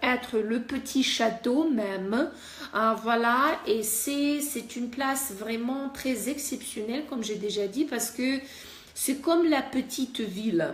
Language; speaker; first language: French; non-native, fluent; Russian